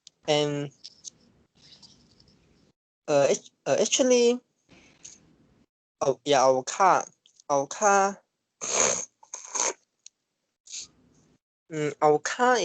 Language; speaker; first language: English; non-native, learner; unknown